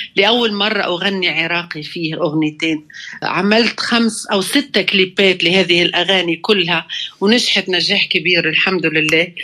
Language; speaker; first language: Arabic; native; Arabic